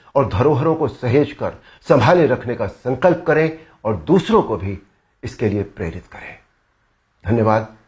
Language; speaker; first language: Hindi; native; Hindi